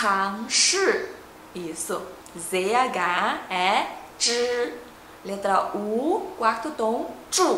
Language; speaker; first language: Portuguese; non-native, fluent; Chinese